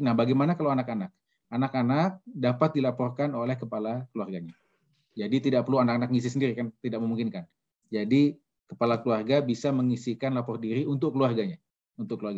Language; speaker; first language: Indonesian; native; Indonesian